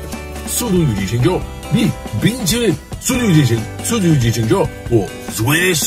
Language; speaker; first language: Chinese; non-native, learner; English